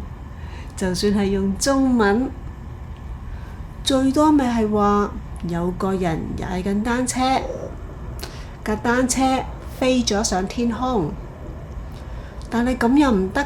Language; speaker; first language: Cantonese; native; Cantonese